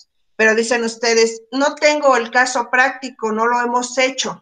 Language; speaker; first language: Spanish; native; Spanish